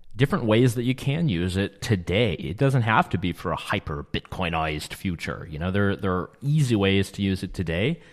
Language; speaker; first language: English; native; English